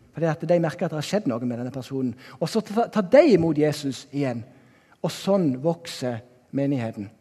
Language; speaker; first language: Norwegian; native; Norwegian